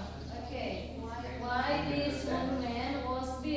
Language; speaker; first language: English; non-native, learner; Indonesian